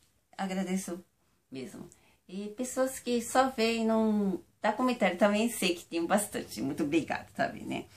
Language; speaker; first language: Portuguese; non-native, fluent; Japanese